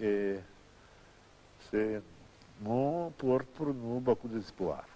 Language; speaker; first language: French; non-native, learner; Russian